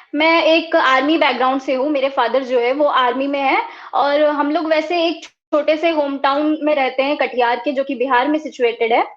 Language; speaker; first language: Hindi; native; Hindi